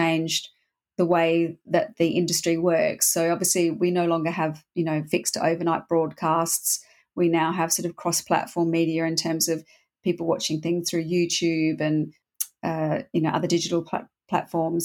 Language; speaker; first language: English; native; English